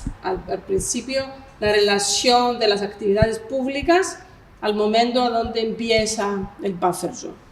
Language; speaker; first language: Spanish; non-native, fluent; Greek